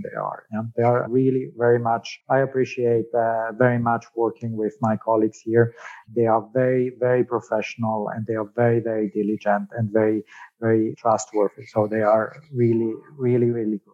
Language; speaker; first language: English; non-native, fluent; German